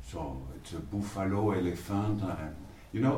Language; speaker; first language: English; non-native, learner; French